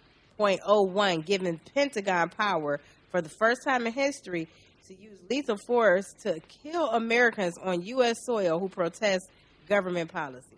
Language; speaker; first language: English; native; English